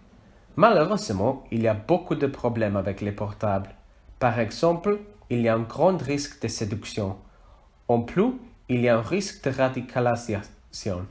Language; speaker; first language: French; non-native, learner; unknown